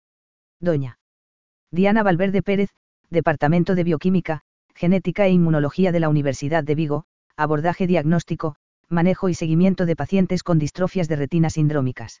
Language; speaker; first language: Spanish; native; Spanish